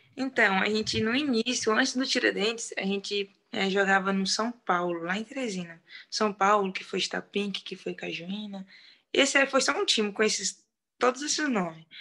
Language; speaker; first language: Portuguese; native; Portuguese